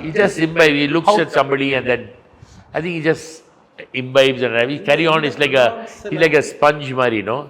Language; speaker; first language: English; non-native, local second language; Tamil